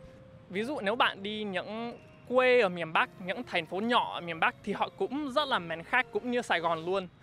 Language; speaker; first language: Vietnamese; non-native, fluent; English